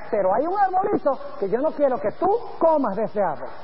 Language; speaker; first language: Spanish; early bilingual, other home language; English